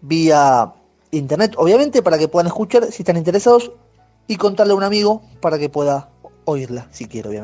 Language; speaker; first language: Spanish; native; Spanish